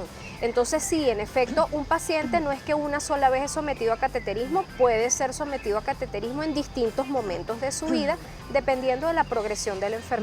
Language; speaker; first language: Spanish; native; Spanish